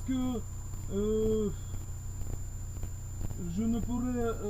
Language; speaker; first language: French; non-native, learner; Russian